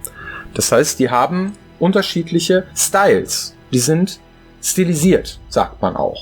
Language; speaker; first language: German; native; German